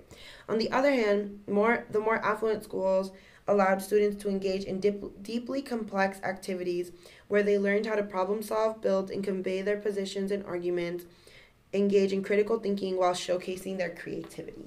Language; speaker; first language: English; native; English